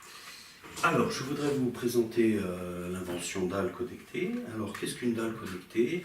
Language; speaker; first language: French; native; French